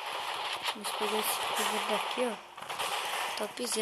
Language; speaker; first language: Portuguese; native; Portuguese